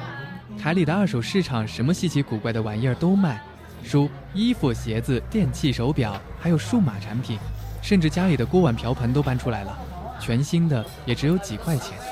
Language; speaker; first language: Chinese; native; Chinese